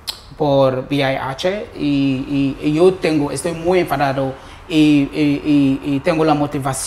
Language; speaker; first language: Spanish; non-native, learner; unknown